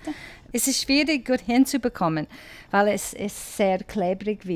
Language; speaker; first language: German; non-native, learner; English